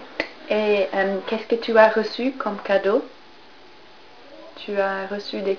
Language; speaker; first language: French; non-native, fluent; English